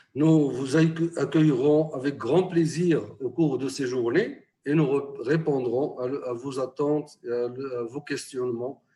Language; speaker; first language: French; non-native, local second language; Arabic